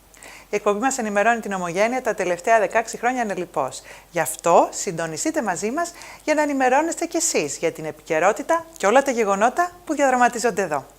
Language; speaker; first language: Greek; native; Greek